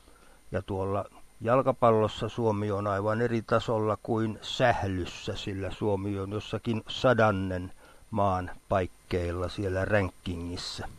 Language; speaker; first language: Finnish; native; Finnish